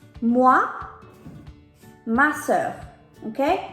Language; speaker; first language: French; non-native, fluent; English